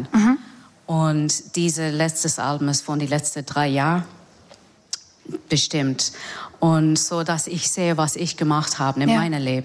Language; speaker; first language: German; non-native, fluent; English